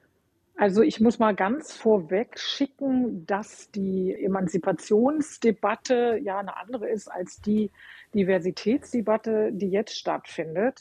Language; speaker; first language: German; native; German